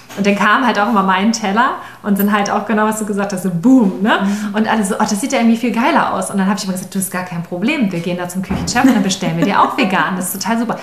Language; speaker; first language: German; native; German